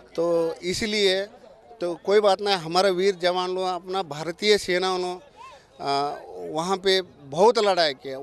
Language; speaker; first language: Hindi; non-native, local second language; Kannada